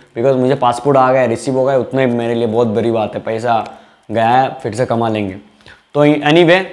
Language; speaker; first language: Hindi; non-native, local second language; Bangla